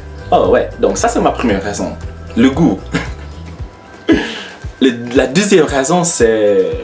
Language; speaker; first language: French; non-native, learner; English